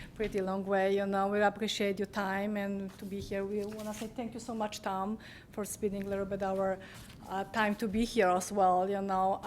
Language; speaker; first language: English; non-native, learner; Polish